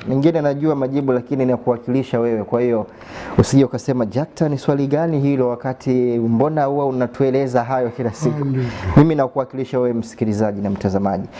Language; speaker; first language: Swahili; native; Swahili